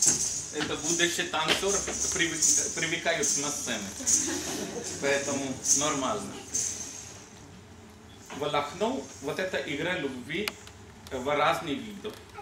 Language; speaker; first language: Russian; non-native, learner; Hindi